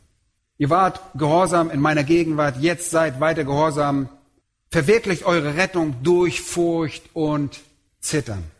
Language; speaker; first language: German; native; German